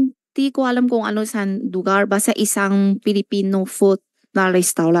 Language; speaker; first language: Filipino; non-native, learner; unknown